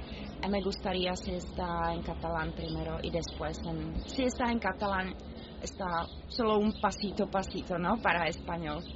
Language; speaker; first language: Spanish; non-native, fluent; Czech